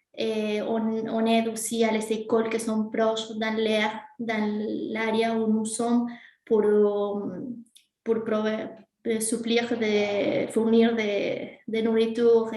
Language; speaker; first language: French; non-native, fluent; Spanish